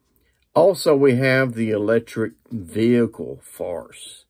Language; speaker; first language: English; native; English